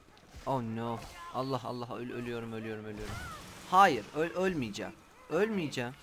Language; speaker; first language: Turkish; native; Turkish